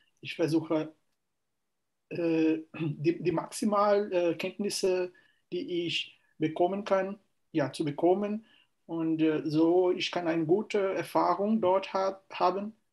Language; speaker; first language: German; non-native, learner; Portuguese